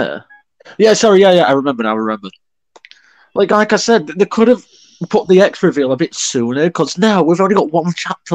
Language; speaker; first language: English; native; English